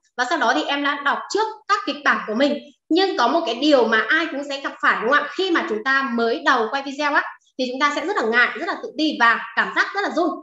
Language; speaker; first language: Vietnamese; non-native, local second language; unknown